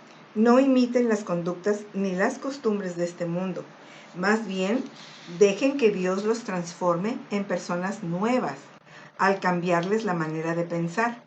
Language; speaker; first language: Spanish; native; Spanish